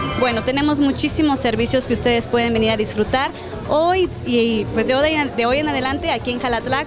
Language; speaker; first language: Spanish; native; Spanish